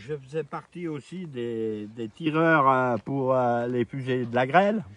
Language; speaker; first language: French; native; French